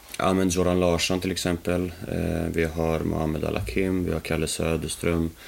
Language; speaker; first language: Swedish; early bilingual, other home language; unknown